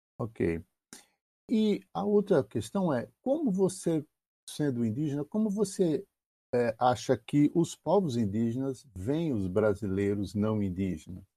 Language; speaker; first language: Portuguese; native; Portuguese